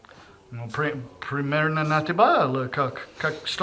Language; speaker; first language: Russian; non-native, learner; English